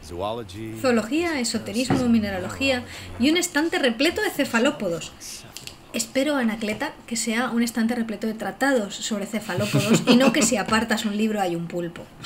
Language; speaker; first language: Spanish; native; Spanish